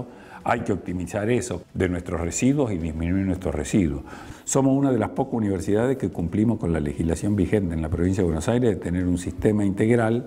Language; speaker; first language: Spanish; native; Spanish